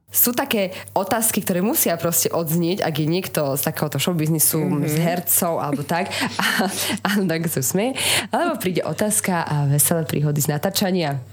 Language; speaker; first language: Slovak; native; Slovak